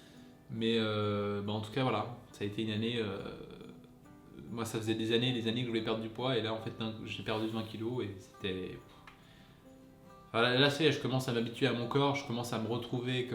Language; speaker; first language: French; native; French